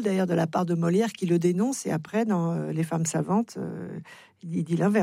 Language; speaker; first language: French; native; French